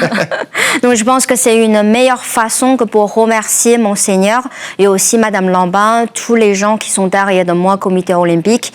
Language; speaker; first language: French; non-native, fluent; Chinese